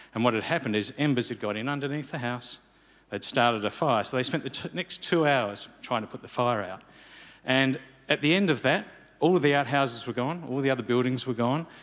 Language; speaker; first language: English; native; English